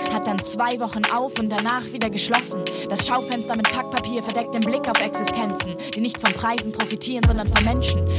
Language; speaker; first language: German; native; German